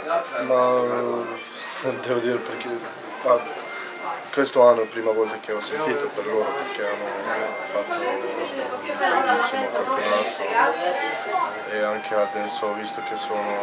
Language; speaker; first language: Italian; non-native, learner; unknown